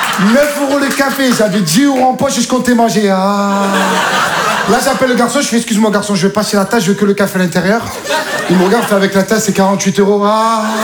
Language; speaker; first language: French; native; French